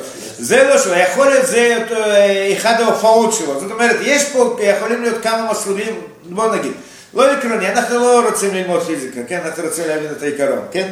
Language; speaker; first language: Hebrew; non-native, fluent; Russian